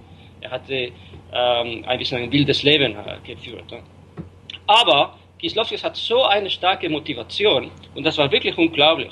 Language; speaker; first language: German; non-native, fluent; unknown